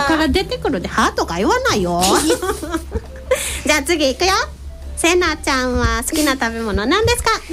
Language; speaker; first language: Japanese; native; Japanese